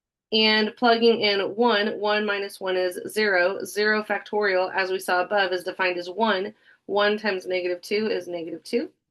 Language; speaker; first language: English; native; English